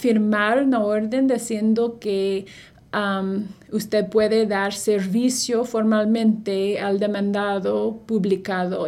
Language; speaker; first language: Spanish; non-native, fluent; English